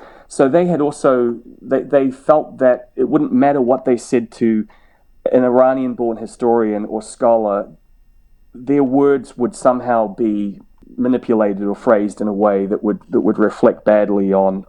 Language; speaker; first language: English; native; English